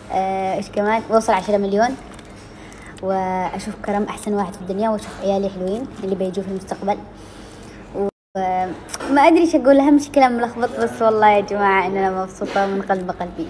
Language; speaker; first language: Arabic; native; Arabic